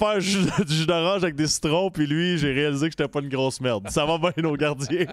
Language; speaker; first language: French; native; French